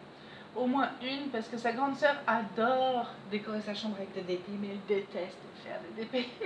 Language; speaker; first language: French; native; French